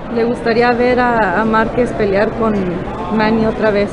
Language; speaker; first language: Spanish; native; Spanish